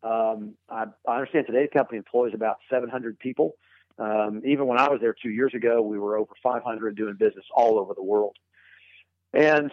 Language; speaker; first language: English; native; English